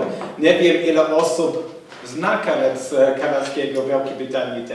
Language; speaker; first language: Polish; non-native, fluent; English